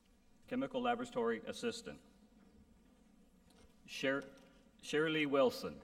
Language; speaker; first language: English; native; English